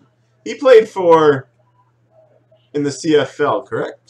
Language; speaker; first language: English; native; English